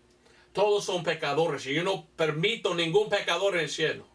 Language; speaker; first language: Spanish; non-native, fluent; English